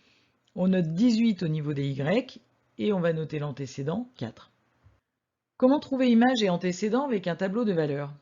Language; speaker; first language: French; native; French